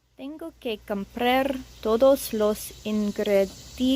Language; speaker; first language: Spanish; non-native, learner; English